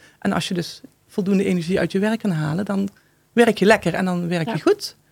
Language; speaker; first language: Dutch; native; Dutch